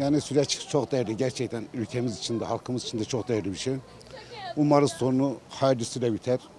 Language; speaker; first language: Turkish; non-native, local second language; Kurdish